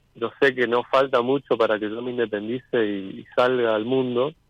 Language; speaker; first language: Spanish; native; Spanish